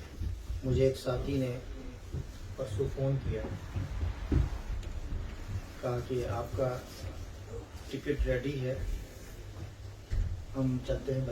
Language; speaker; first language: Urdu; native; Urdu